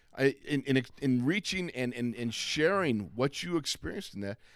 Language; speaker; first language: English; native; English